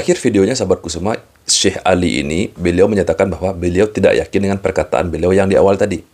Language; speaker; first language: Indonesian; native; Indonesian